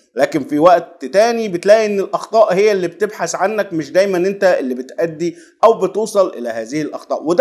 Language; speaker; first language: Arabic; native; Arabic